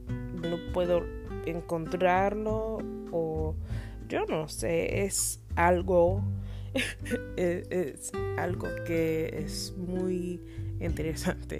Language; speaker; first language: Spanish; non-native, learner; English